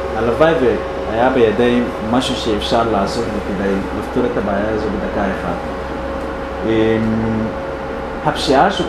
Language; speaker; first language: Hebrew; non-native, fluent; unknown